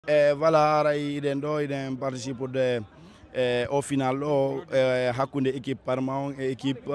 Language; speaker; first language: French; non-native, local second language; Fula